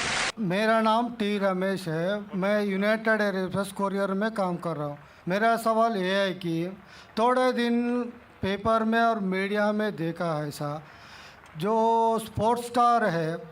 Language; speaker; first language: Hindi; non-native, local second language; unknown